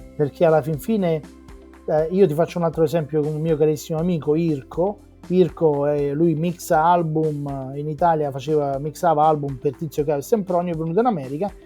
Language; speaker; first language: Italian; native; Italian